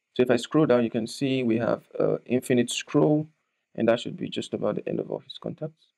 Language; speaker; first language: English; non-native, local second language; Yoruba